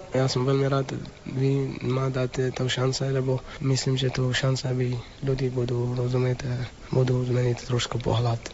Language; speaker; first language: Slovak; non-native, learner; Arabic